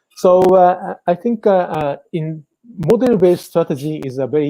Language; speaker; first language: English; non-native, fluent; Japanese